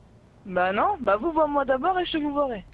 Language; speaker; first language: French; native; French